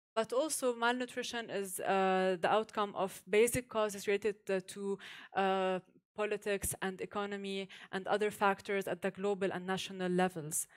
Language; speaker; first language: English; non-native, fluent; Arabic